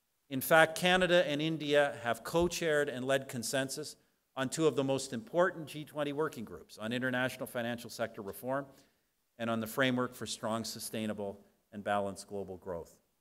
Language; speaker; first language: English; native; English